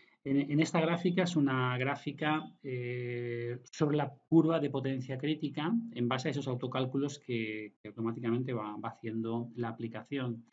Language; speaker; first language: Spanish; native; Spanish